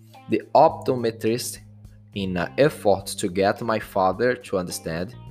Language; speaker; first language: English; non-native, fluent; Portuguese